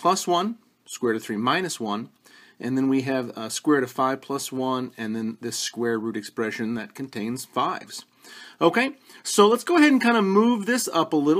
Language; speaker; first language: English; native; English